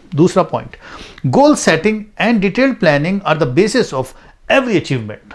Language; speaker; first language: Urdu; native; Urdu